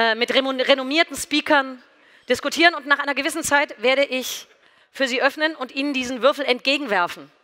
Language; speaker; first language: German; native; German